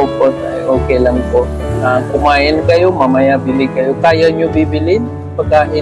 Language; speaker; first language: Filipino; non-native, learner; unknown